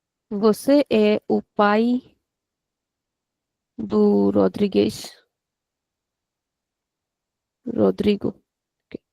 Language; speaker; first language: Portuguese; non-native, fluent; Hindi